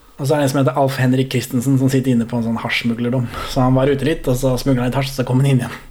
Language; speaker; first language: Norwegian; native; Norwegian